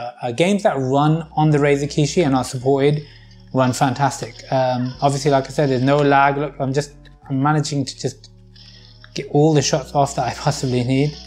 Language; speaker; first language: English; native; English